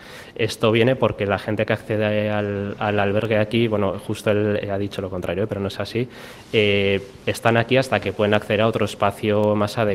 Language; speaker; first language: Spanish; native; Spanish